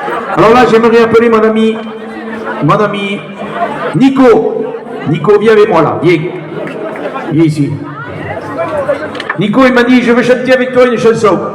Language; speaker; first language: French; native; French